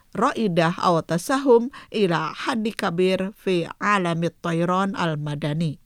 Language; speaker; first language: Arabic; non-native, fluent; Indonesian